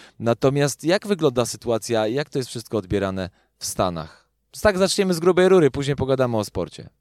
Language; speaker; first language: Polish; native; Polish